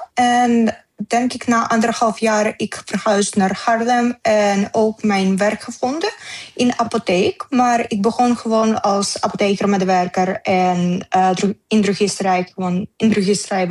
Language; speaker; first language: Dutch; non-native, learner; Ukrainian